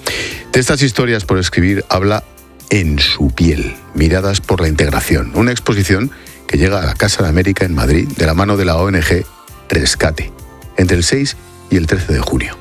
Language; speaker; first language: Spanish; native; Spanish